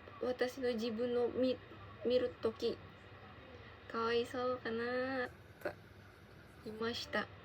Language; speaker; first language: Japanese; non-native, learner; Indonesian